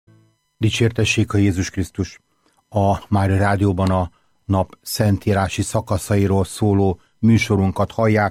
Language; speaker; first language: Hungarian; native; Hungarian